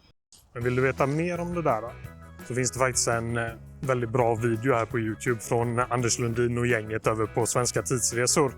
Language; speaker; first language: Swedish; native; Swedish